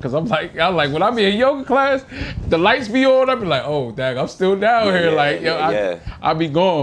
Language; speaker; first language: English; native; English